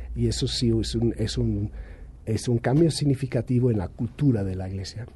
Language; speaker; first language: Spanish; non-native, fluent; English